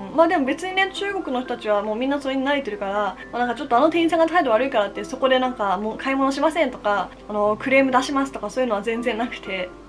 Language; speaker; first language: Japanese; early bilingual, other home language; Chinese